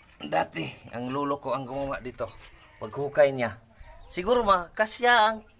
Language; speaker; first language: Filipino; non-native, local second language; Cebuano